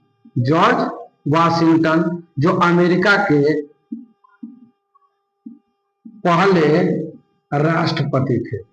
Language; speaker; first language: Hindi; non-native, local second language; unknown